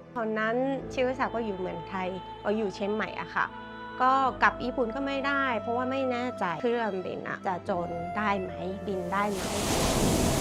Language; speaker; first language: Thai; non-native, fluent; Japanese